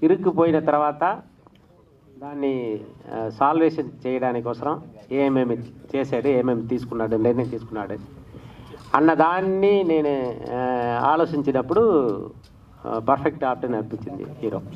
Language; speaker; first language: Telugu; native; Telugu